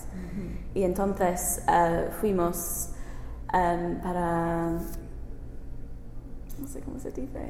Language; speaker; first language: Spanish; non-native, learner; English